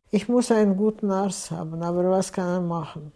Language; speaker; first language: German; non-native, fluent; Russian